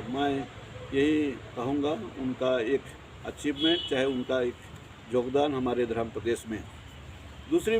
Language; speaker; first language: Hindi; non-native, local second language; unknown